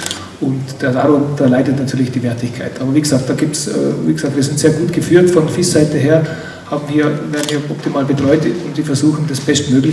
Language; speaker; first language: German; native; German